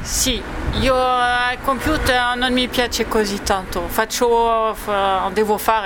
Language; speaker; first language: Italian; non-native, learner; French